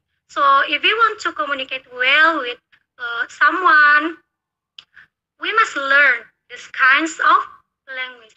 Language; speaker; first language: English; non-native, learner; Indonesian